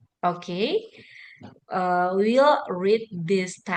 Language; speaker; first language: English; non-native, learner; Indonesian